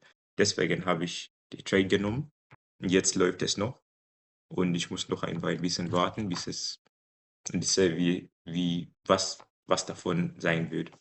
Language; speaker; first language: German; non-native, fluent; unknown